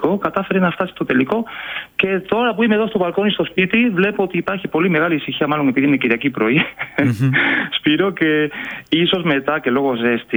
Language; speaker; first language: Greek; non-native, fluent; Spanish